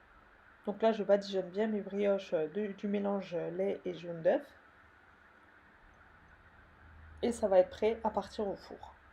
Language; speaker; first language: French; native; French